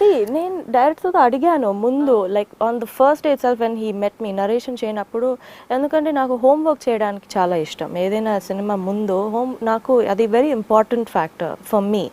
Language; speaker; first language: Telugu; non-native, fluent; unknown